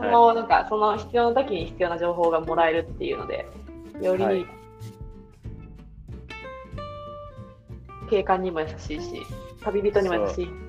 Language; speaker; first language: Japanese; native; Japanese